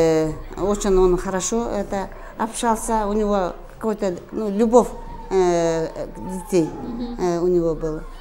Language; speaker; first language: Russian; non-native, local second language; Kyrgyz